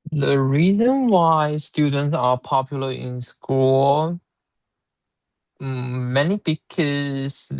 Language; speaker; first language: English; non-native, learner; Chinese